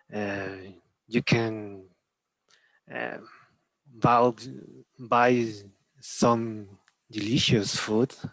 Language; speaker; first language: English; non-native, learner; Spanish